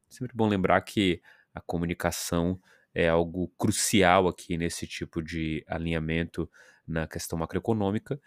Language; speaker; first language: Portuguese; native; Portuguese